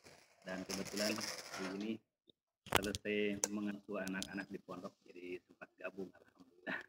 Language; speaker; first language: Indonesian; native; Indonesian